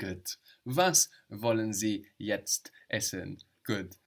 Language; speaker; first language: German; non-native, fluent; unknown